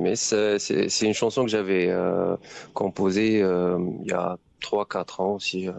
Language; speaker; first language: French; non-native, local second language; Arabic